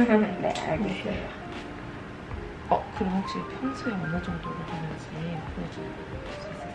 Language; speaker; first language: Korean; native; Korean